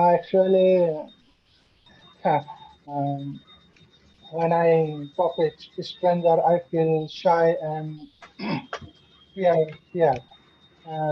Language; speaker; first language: English; non-native, learner; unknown